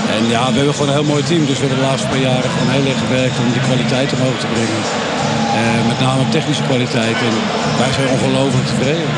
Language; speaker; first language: Dutch; native; Dutch